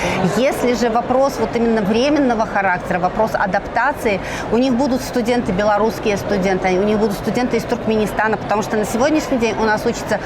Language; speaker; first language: Russian; native; Russian